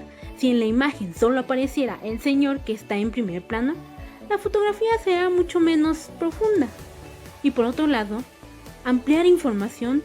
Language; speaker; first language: Spanish; native; Spanish